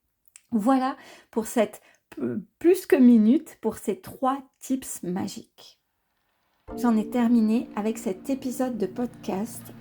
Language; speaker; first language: French; native; French